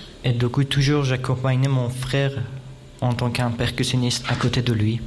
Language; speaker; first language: French; non-native, fluent; Persian